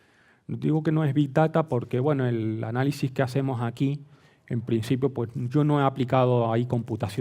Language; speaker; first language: Spanish; native; Spanish